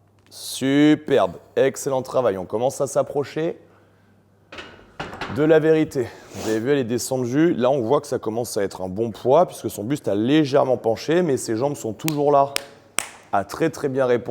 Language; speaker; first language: French; native; French